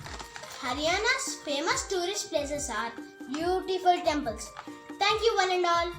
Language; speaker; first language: English; non-native, local second language; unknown